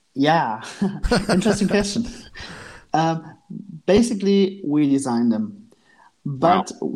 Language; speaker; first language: English; non-native, fluent; German